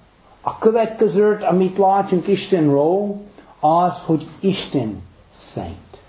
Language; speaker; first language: Hungarian; early bilingual, heritage; English